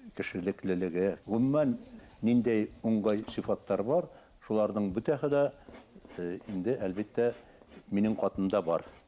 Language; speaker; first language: Tatar; non-native, local second language; Bashkir